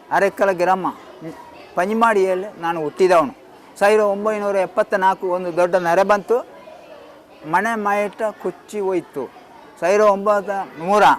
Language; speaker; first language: Kannada; non-native, local second language; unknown